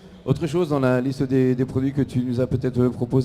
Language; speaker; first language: French; native; French